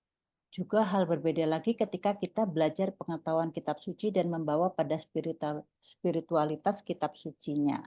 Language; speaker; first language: Indonesian; native; Indonesian